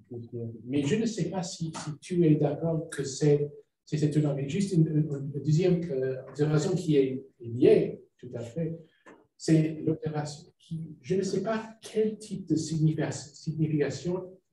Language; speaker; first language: French; non-native, fluent; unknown